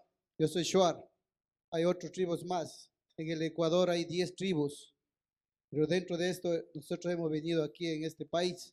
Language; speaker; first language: Spanish; non-native, local second language; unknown